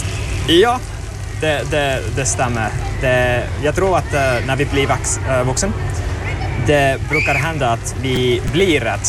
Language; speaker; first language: Swedish; non-native, local second language; Finnish